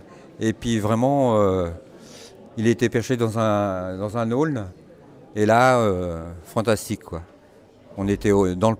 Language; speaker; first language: French; native; French